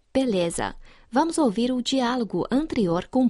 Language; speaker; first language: Portuguese; non-native, fluent; Chinese